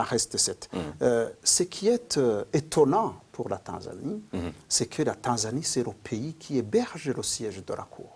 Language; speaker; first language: French; non-native, local second language; Rundi